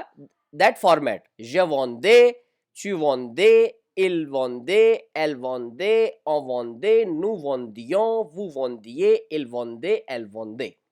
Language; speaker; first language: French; non-native, fluent; Hindi